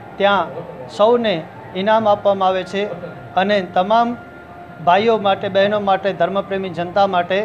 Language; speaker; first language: Gujarati; non-native, local second language; Sindhi